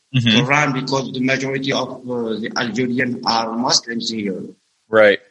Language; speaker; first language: English; non-native, learner; Arabic